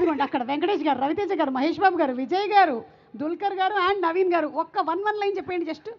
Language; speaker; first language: Telugu; native; Telugu